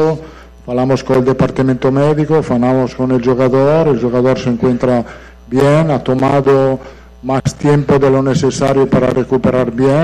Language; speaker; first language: Portuguese; non-native, fluent; Italian